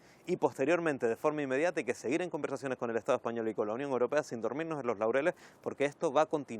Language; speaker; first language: Spanish; native; Spanish